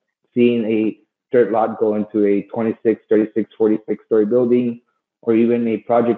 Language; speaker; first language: English; native; English